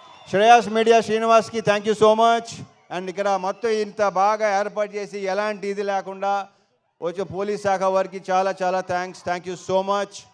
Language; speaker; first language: Telugu; native; Telugu